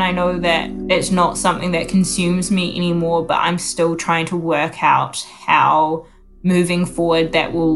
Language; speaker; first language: English; native; English